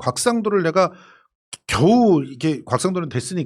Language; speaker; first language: Korean; native; Korean